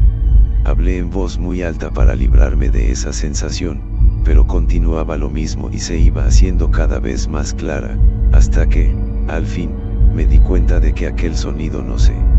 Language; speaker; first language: Spanish; native; Spanish